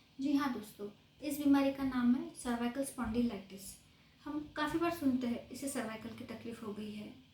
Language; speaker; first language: Hindi; non-native, local second language; Marathi